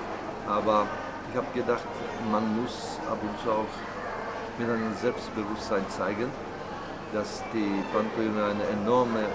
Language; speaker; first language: German; non-native, fluent; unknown